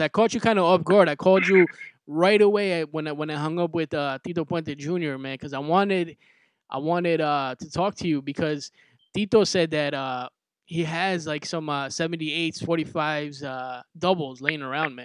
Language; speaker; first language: English; early bilingual, other home language; Spanish